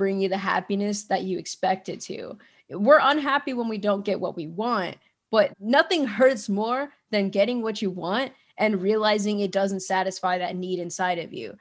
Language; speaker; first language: English; native; English